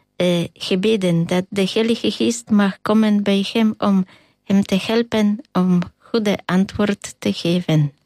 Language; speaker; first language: Dutch; non-native, fluent; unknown